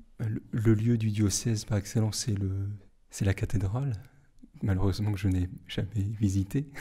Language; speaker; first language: French; native; French